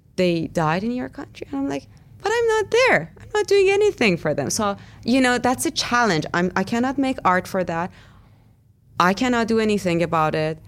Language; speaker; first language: English; non-native, fluent; Persian